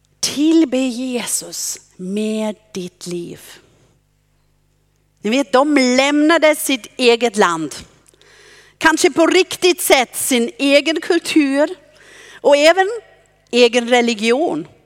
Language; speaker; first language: Swedish; non-native, fluent; German